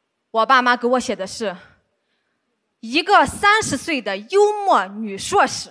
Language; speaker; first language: Chinese; native; Chinese